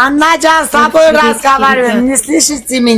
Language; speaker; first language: Russian; non-native, learner; Armenian